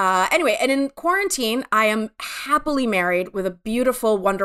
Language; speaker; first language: English; native; English